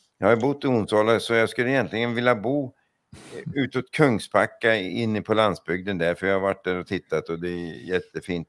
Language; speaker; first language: Swedish; native; Swedish